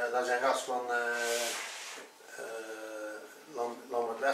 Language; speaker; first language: Dutch; native; Dutch